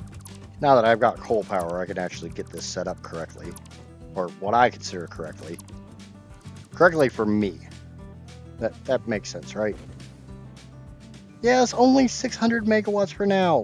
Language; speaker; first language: English; native; English